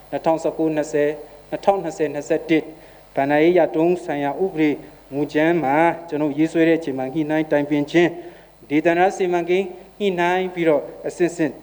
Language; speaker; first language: Burmese; non-native, local second language; Hakha Chin